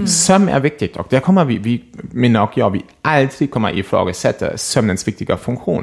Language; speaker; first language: Swedish; non-native, fluent; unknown